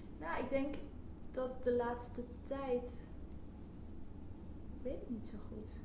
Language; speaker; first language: Dutch; native; Dutch